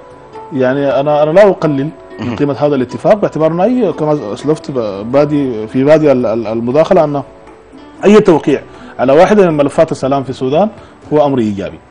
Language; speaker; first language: Arabic; native; Arabic